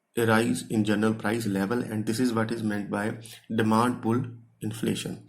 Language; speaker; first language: English; non-native, local second language; Punjabi